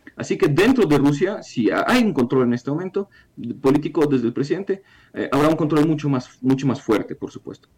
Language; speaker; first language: Spanish; non-native, fluent; Ukrainian